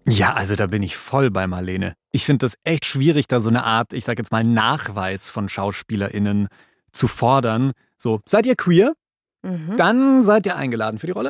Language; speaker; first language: German; native; German